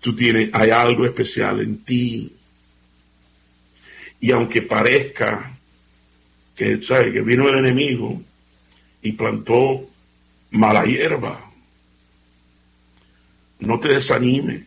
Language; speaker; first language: Spanish; native; Spanish